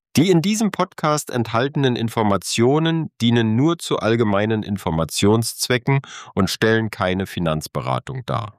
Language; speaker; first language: German; native; German